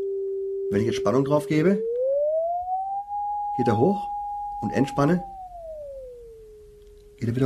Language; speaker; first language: German; native; German